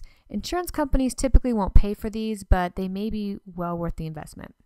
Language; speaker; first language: English; native; English